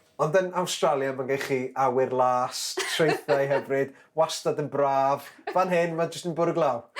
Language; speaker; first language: Welsh; native; Welsh